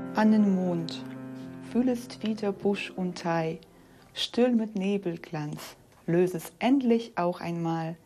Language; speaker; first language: English; non-native, fluent; Ukrainian